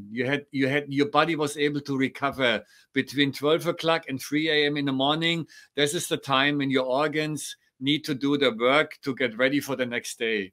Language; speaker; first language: English; non-native, fluent; German